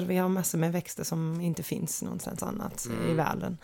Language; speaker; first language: Swedish; non-native, fluent; English